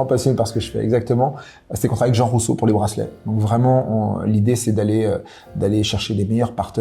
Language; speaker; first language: French; native; French